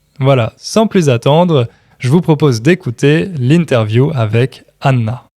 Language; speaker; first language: French; native; French